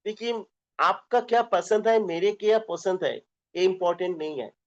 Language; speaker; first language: Hindi; non-native, local second language; Bangla